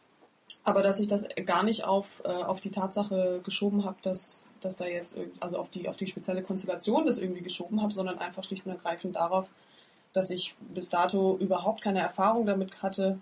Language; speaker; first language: German; native; German